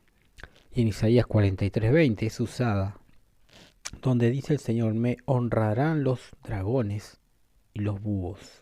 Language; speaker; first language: Spanish; native; Spanish